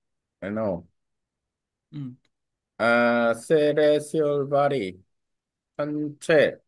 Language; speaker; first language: English; non-native, learner; Vietnamese